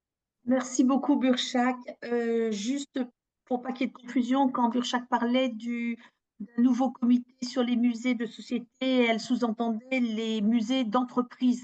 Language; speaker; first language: French; native; French